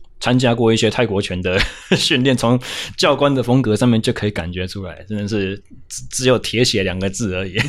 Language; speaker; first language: Chinese; native; Chinese